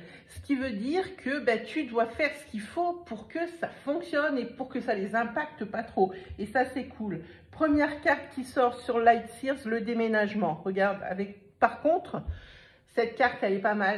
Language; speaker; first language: French; native; French